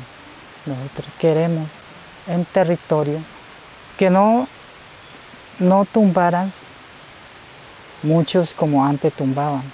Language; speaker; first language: Spanish; non-native, local second language; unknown